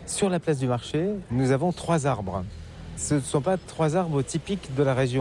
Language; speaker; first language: French; native; French